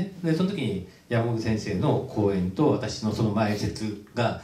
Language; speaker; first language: Japanese; native; Japanese